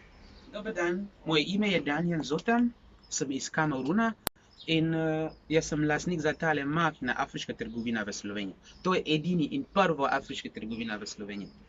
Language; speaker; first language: Slovenian; non-native, learner; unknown